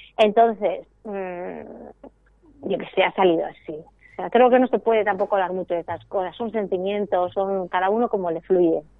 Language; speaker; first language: Spanish; native; Spanish